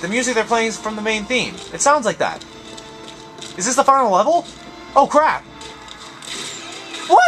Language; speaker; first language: English; native; English